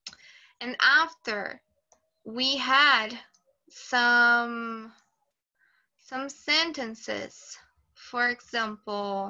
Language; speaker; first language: English; non-native, fluent; Portuguese